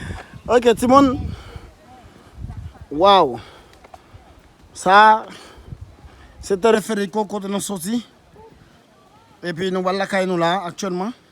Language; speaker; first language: French; non-native, learner; Haitian Creole